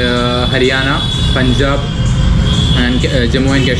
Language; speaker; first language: English; non-native, local second language; Malayalam